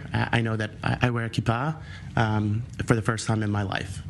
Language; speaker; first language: English; native; English